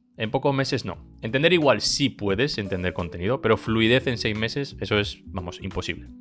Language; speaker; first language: Spanish; early bilingual, other home language; Bulgarian